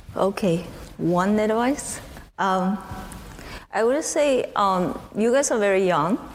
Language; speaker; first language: English; non-native, fluent; Chinese